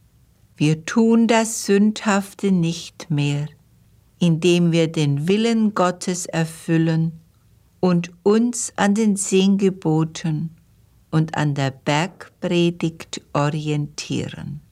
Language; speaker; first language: German; native; German